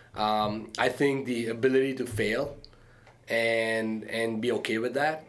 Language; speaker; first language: English; early bilingual, other home language; Arabic